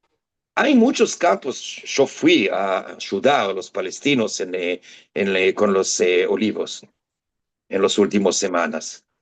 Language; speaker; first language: Spanish; non-native, fluent; Hebrew